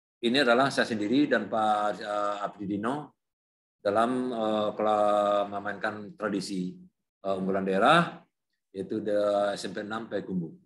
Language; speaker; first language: Indonesian; native; Indonesian